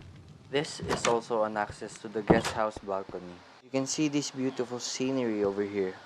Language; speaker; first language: English; non-native, local second language; Filipino